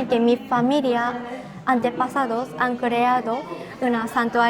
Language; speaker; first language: Spanish; non-native, learner; Japanese